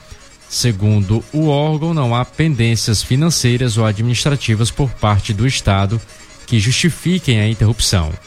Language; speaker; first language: Portuguese; native; Portuguese